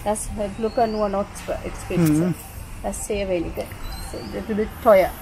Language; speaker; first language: German; non-native, learner; Sinhala